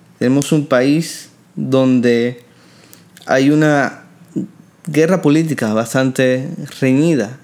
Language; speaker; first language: Spanish; native; Spanish